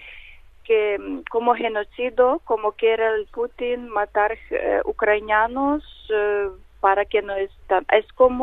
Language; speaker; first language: Spanish; non-native, learner; Ukrainian